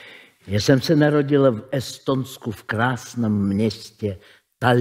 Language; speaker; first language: Czech; non-native, fluent; Russian